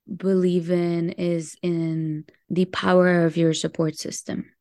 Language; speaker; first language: English; early bilingual, other home language; Hebrew